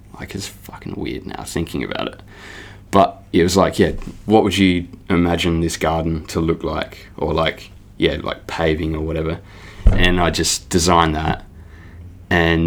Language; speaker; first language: English; native; English